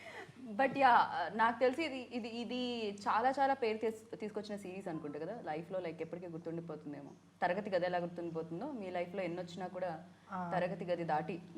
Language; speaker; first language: Telugu; native; Telugu